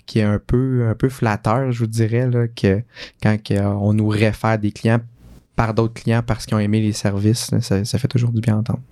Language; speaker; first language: French; native; French